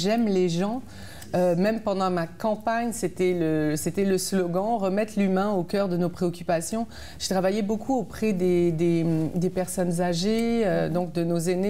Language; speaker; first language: French; native; French